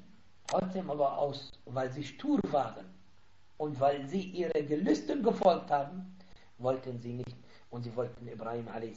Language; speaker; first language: German; non-native, fluent; Arabic